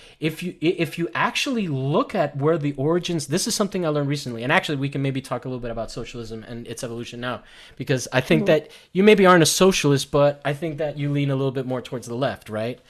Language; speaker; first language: English; early bilingual, other home language; Spanish